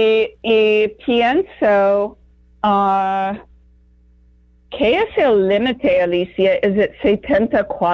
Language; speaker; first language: Spanish; non-native, learner; English